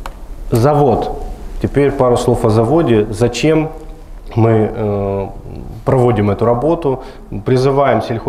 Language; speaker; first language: Russian; native; Russian